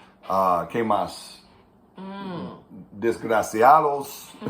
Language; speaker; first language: Spanish; non-native, fluent; English